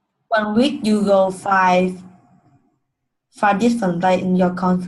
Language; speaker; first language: English; non-native, learner; Vietnamese